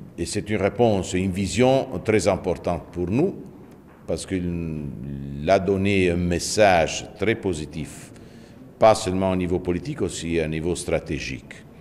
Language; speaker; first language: French; non-native, fluent; Italian